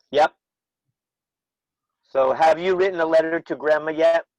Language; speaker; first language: English; native; English